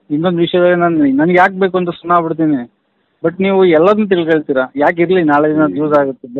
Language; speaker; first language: Kannada; native; Kannada